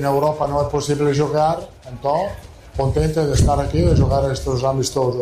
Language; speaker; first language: Portuguese; non-native, fluent; Italian